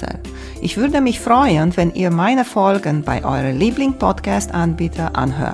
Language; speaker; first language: German; native; German